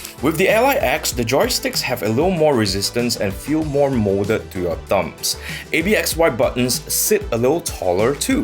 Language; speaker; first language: English; native; English